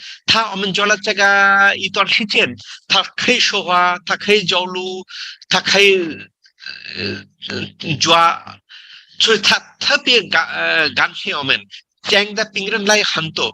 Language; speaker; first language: Chinese; non-native, learner; Bangla